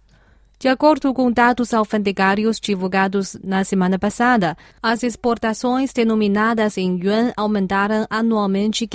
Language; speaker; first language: Portuguese; non-native, fluent; Chinese